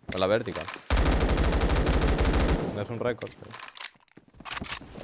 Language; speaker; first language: Spanish; native; Spanish